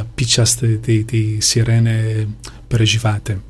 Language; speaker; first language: Ukrainian; non-native, learner; Italian